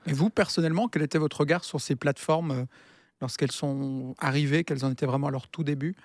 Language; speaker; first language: French; native; French